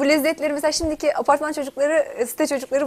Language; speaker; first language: Turkish; native; Turkish